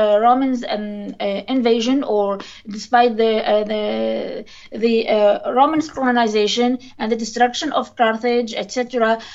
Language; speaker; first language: English; non-native, fluent; Arabic